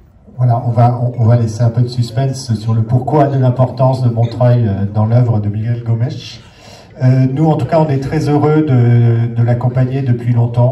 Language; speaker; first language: French; native; French